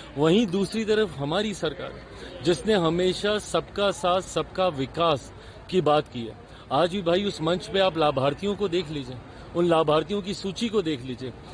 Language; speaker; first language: Hindi; native; Hindi